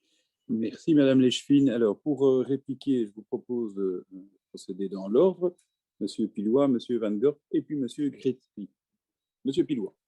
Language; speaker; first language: French; native; French